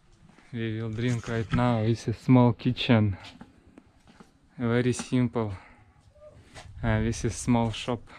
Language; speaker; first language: English; non-native, learner; Russian